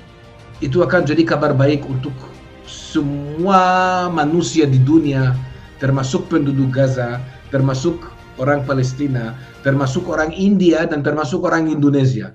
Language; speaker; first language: Indonesian; non-native, fluent; Hebrew